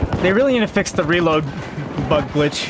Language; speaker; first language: English; native; English